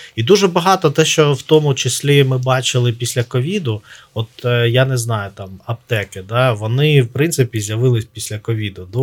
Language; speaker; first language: Ukrainian; non-native, local second language; Russian